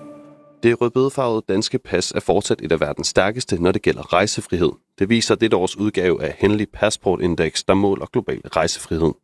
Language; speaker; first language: Danish; native; Danish